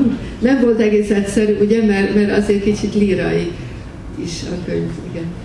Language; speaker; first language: Hungarian; early bilingual, heritage; Hungarian